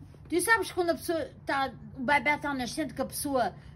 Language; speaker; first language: Portuguese; native; Portuguese